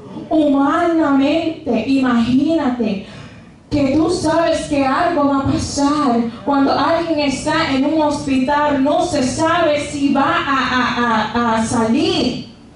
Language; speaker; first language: Spanish; early bilingual, other home language; English